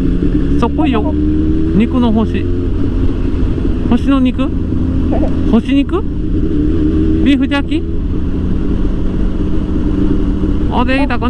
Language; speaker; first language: Japanese; native; Japanese